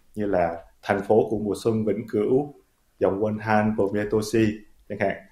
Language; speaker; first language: Vietnamese; native; Vietnamese